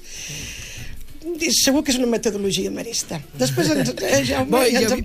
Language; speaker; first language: Catalan; native; Catalan